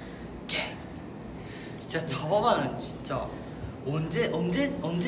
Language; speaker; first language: Korean; non-native, fluent; Japanese